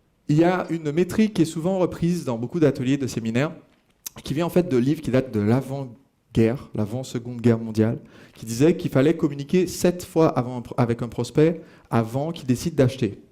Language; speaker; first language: French; native; French